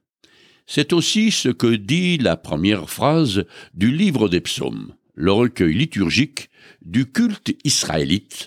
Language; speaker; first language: French; native; French